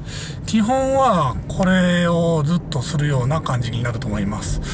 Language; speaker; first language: Japanese; native; Japanese